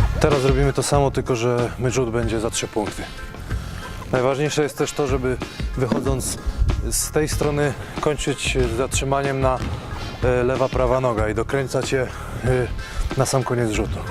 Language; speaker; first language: Polish; native; Polish